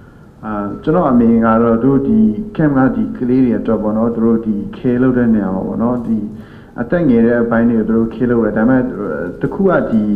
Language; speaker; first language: Burmese; non-native, local second language; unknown